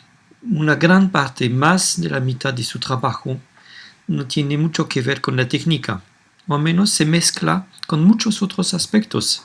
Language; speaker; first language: Spanish; non-native, fluent; French